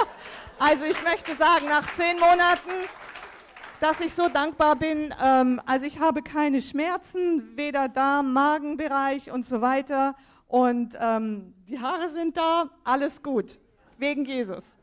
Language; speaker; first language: German; native; German